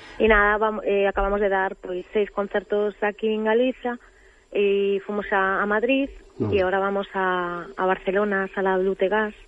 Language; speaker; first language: Galician; native; Galician